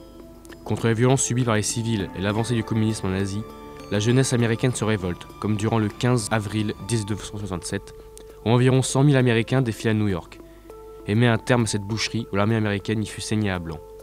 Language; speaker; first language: French; native; French